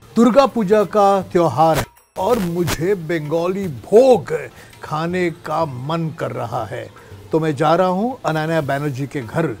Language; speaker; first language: Hindi; non-native, local second language; Marathi